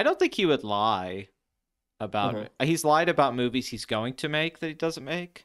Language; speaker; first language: English; native; English